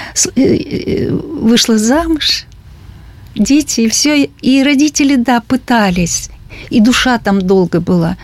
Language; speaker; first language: Russian; native; Russian